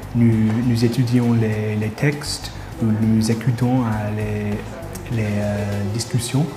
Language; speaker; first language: French; non-native, fluent; English